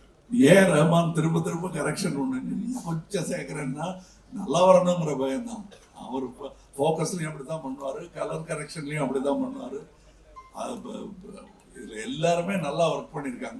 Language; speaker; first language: Tamil; native; Tamil